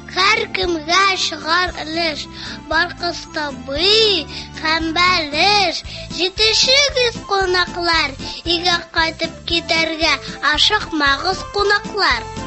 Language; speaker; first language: Tatar; native; Tatar